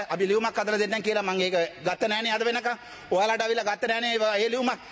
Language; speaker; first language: Sinhala; non-native, local second language; Tamil